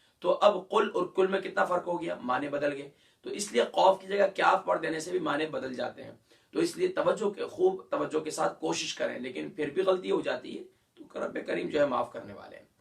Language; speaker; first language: Urdu; native; Urdu